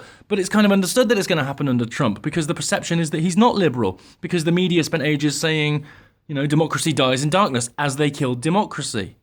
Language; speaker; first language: English; native; English